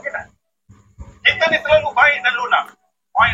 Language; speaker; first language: Malay; native; Malay